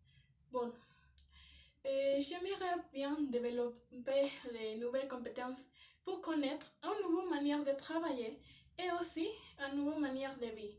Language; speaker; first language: French; non-native, learner; Spanish